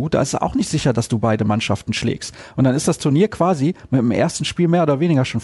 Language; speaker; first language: German; native; German